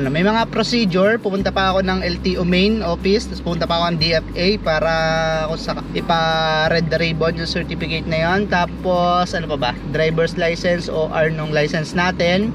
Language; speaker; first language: Filipino; native; Filipino